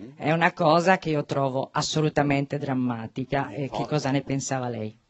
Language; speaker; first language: Italian; native; Italian